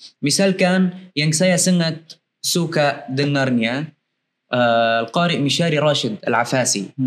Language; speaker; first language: Indonesian; non-native, learner; Arabic